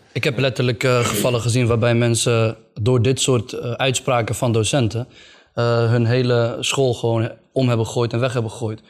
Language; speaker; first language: Dutch; early bilingual, other home language; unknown